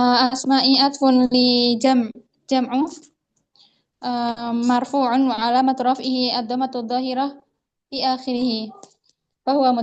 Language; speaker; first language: Arabic; non-native, learner; Indonesian